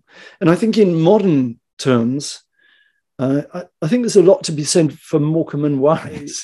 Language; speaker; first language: English; native; English